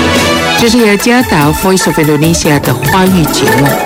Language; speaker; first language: Chinese; native; Chinese